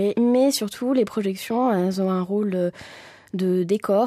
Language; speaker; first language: French; native; French